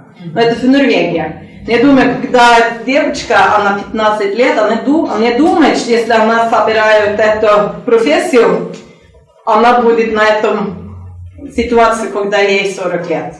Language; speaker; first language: Russian; non-native, learner; Norwegian